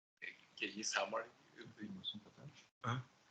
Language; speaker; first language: English; non-native, learner; Japanese